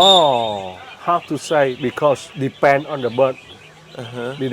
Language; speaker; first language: English; non-native, learner; Vietnamese